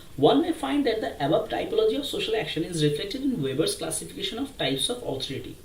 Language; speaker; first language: English; non-native, local second language; Bangla